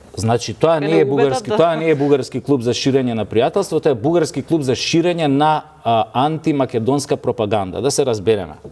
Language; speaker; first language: Macedonian; native; Macedonian